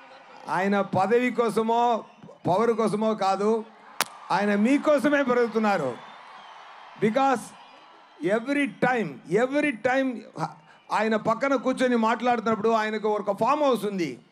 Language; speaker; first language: Telugu; non-native, fluent; Tamil